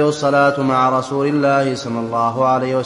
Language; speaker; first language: Arabic; native; Arabic